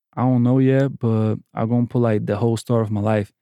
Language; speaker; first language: English; non-native, fluent; Portuguese